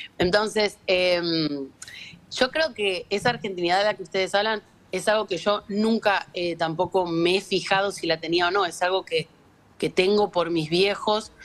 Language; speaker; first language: Spanish; native; Spanish